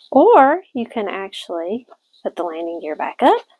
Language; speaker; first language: English; native; English